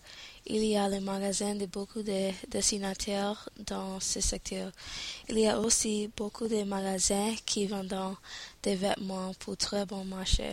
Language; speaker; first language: French; non-native, learner; English